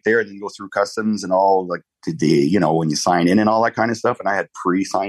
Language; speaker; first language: English; native; English